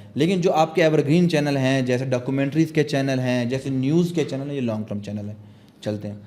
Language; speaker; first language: Urdu; non-native, local second language; Pashto